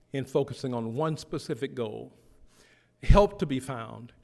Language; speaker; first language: English; native; English